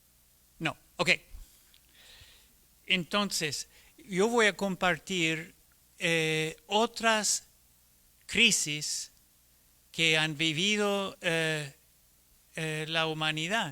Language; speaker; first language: Spanish; non-native, fluent; English